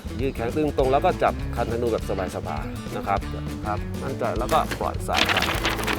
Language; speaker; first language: Thai; native; Thai